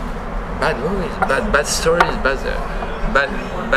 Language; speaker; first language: English; non-native, learner; French